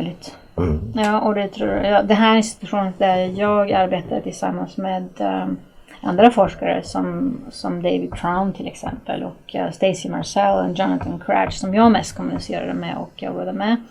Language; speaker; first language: Swedish; non-native, fluent; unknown